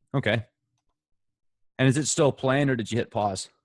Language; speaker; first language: English; native; English